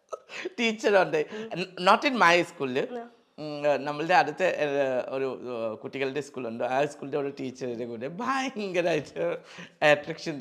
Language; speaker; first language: Malayalam; non-native, learner; Assamese